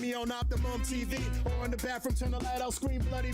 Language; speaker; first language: English; native; English